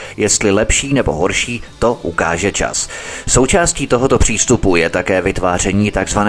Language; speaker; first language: Czech; native; Czech